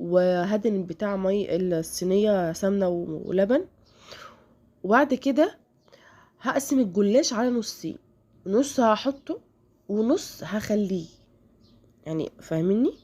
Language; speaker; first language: Arabic; native; Arabic